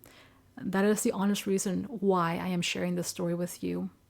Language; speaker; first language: English; native; English